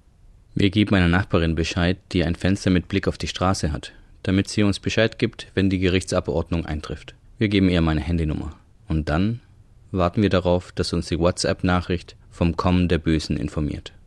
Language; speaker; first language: German; native; German